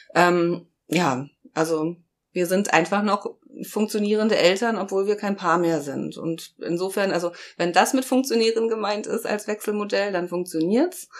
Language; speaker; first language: German; native; German